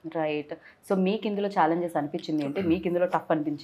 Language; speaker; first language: Telugu; native; Telugu